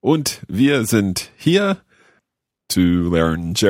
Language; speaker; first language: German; non-native, learner; English